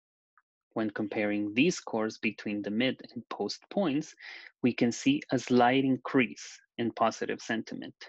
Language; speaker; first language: English; non-native, fluent; Spanish